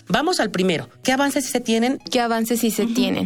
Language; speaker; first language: Spanish; native; Spanish